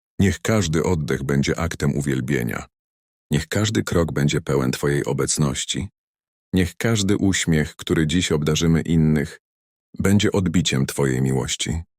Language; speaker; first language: Polish; native; Polish